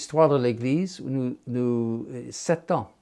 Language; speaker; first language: French; non-native, fluent; English